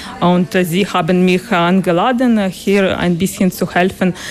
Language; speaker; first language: German; non-native, learner; Russian